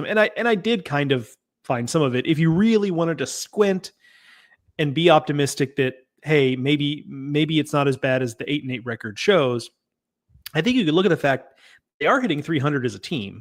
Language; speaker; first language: English; native; English